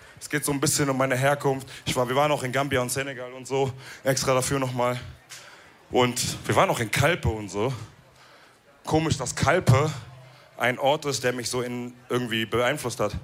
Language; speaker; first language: German; early bilingual, other home language; Wolof